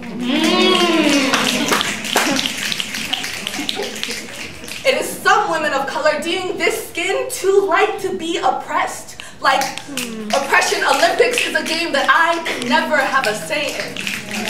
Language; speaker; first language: English; early bilingual, other home language; Spanish